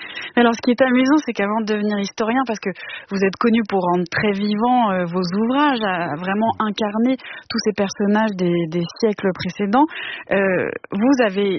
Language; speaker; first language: French; native; French